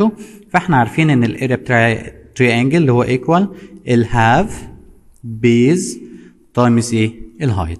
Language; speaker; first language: Arabic; native; Arabic